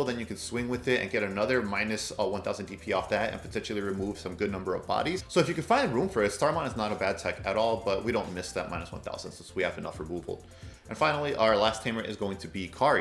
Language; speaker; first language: English; native; English